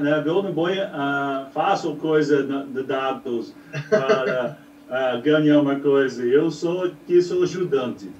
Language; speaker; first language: Portuguese; non-native, learner; English